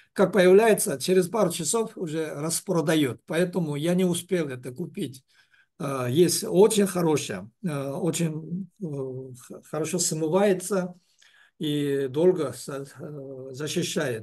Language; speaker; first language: Russian; non-native, learner; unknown